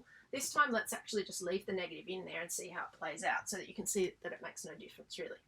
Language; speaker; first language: English; native; English